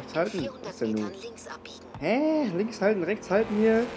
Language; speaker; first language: German; native; German